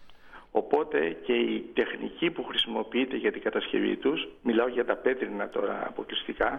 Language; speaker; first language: Greek; native; Greek